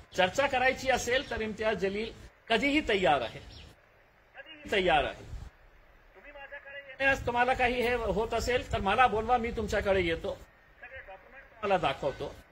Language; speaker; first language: Marathi; non-native, local second language; Urdu